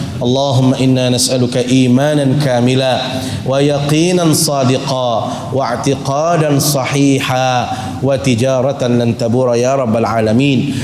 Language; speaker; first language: Malay; non-native, local second language; Sasak